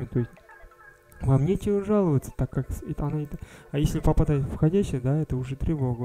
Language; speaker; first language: Russian; non-native, fluent; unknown